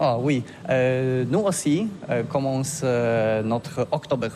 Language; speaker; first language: French; non-native, learner; Polish